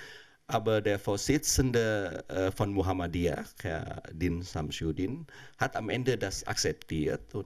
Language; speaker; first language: German; non-native, fluent; Indonesian